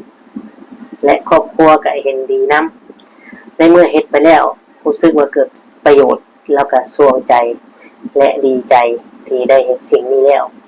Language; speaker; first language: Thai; non-native, local second language; Lao